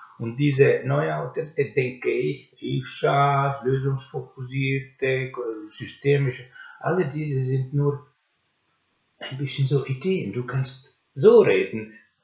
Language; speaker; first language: German; non-native, learner; Finnish